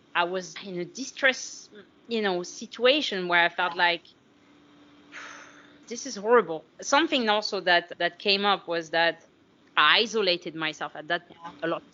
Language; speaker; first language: English; non-native, fluent; French